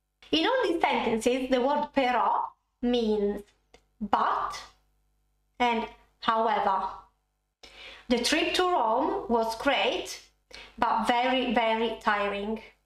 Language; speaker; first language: English; non-native, fluent; Italian